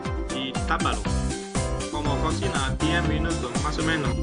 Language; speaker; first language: Spanish; non-native, learner; Chinese